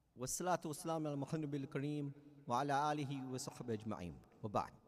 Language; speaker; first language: Arabic; non-native, fluent; English